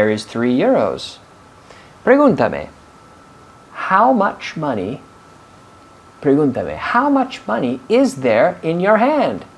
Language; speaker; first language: English; non-native, fluent; Spanish